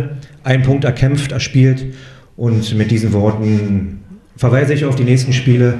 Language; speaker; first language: German; native; German